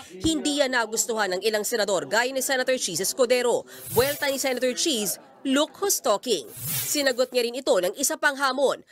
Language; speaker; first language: Filipino; native; Filipino